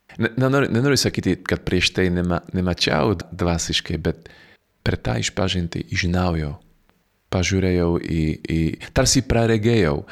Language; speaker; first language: Lithuanian; non-native, fluent; Slovak